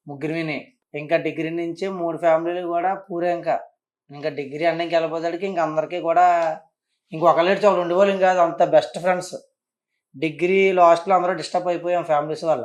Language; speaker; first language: Telugu; native; Telugu